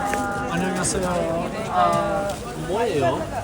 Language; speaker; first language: Korean; non-native, learner; English